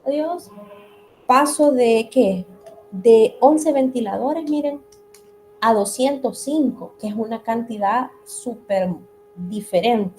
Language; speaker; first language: Spanish; native; Spanish